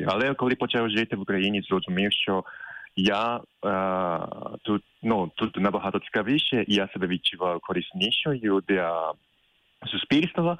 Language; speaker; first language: Ukrainian; non-native, fluent; Japanese